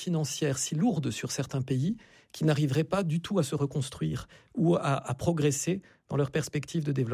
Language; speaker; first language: French; native; French